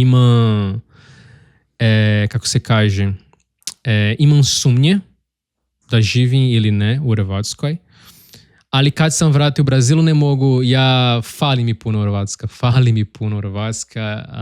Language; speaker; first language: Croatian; non-native, learner; Portuguese